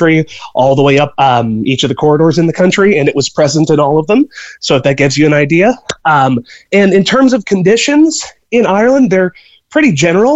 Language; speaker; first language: English; native; English